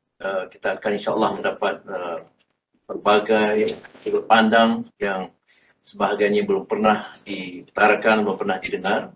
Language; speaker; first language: Malay; native; Malay